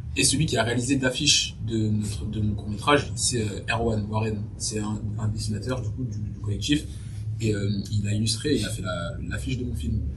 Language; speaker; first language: French; early bilingual, other home language; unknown